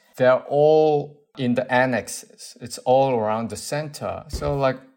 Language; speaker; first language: English; non-native, fluent; Korean